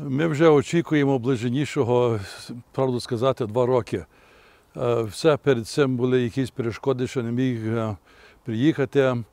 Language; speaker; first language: Ukrainian; early bilingual, heritage; Ukrainian